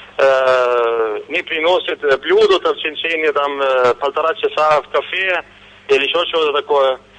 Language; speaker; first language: Russian; non-native, fluent; Danish